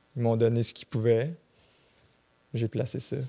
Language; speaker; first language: French; native; French